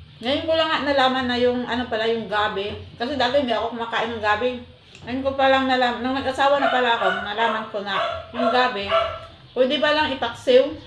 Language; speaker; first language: Filipino; non-native, local second language; Cebuano